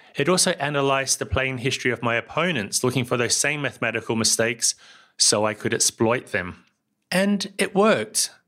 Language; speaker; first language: English; native; English